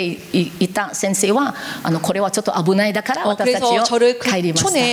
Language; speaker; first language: Japanese; non-native, learner; Korean